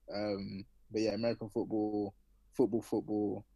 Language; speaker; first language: English; native; English